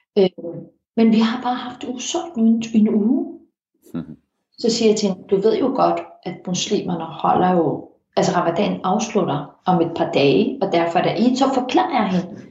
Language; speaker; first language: Danish; early bilingual, heritage; Danish